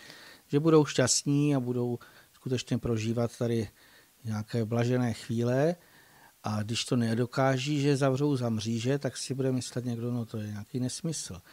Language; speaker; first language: Czech; native; Czech